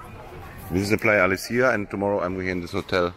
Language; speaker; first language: English; non-native, fluent; German